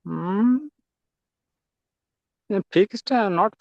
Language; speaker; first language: English; non-native, learner; Santali